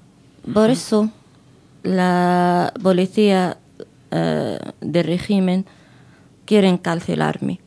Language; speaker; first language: Spanish; non-native, fluent; Arabic